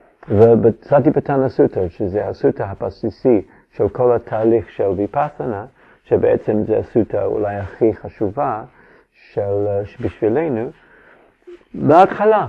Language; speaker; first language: Hebrew; non-native, fluent; English